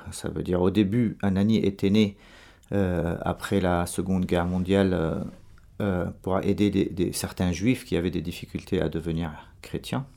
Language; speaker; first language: French; non-native, local second language; Arabic